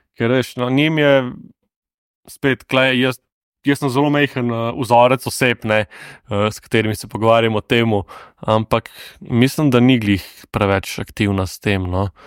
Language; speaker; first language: Slovenian; native; Slovenian